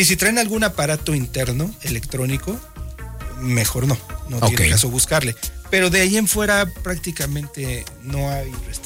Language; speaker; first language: Spanish; native; Spanish